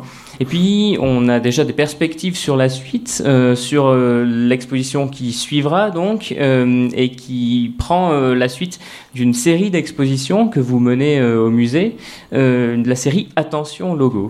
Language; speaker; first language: French; native; French